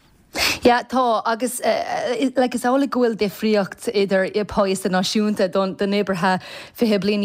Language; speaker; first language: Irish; non-native, local second language; English